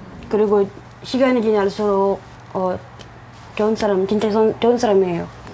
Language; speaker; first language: Korean; non-native, learner; Filipino